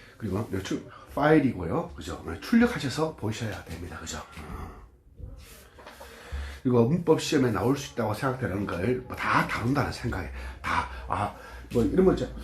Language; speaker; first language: Korean; native; Korean